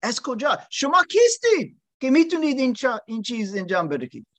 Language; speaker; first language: Persian; non-native, learner; English